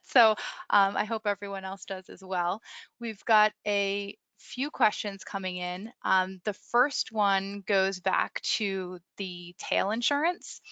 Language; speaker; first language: English; native; English